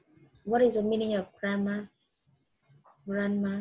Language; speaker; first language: English; non-native, fluent; Vietnamese